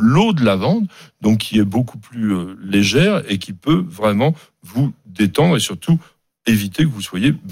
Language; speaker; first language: French; native; French